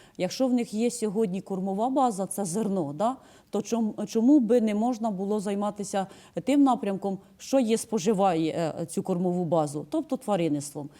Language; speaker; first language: Ukrainian; native; Ukrainian